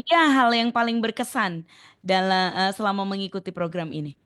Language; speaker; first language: Indonesian; native; Indonesian